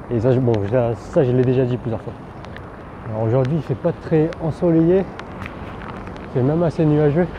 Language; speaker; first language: French; native; French